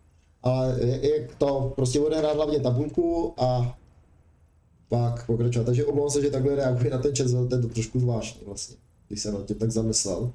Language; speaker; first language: Czech; native; Czech